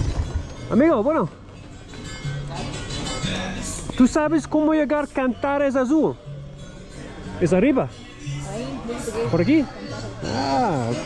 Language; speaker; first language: Spanish; non-native, learner; French